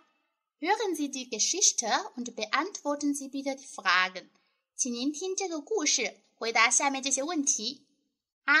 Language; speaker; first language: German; non-native, fluent; Chinese